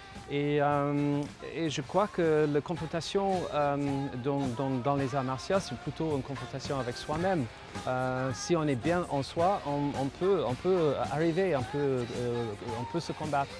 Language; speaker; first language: French; non-native, fluent; English